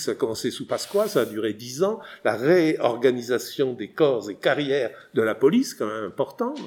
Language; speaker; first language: French; native; French